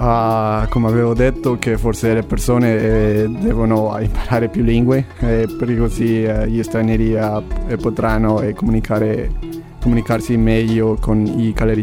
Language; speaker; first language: Italian; non-native, learner; Spanish